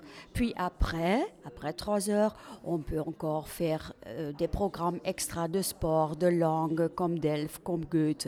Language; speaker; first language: French; non-native, fluent; Dutch